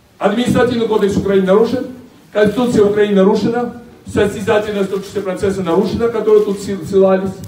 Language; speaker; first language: Russian; non-native, local second language; Georgian